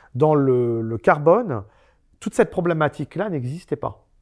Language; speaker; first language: French; native; French